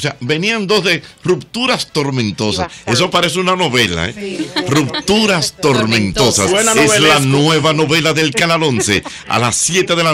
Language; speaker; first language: Spanish; native; Spanish